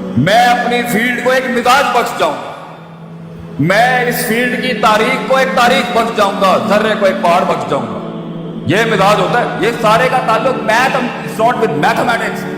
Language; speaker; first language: Urdu; non-native, local second language; Punjabi